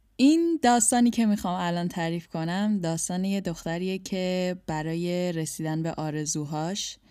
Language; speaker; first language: Persian; native; Persian